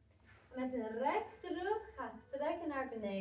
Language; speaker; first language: Dutch; non-native, fluent; Latvian